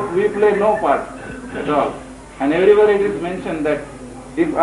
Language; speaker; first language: English; non-native, local second language; Marathi